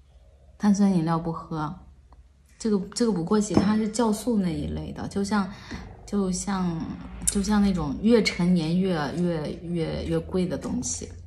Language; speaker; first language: Chinese; native; Chinese